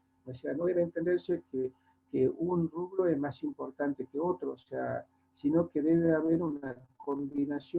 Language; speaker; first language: Spanish; native; Spanish